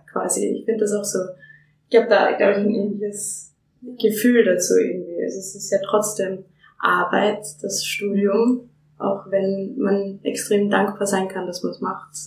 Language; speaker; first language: German; native; German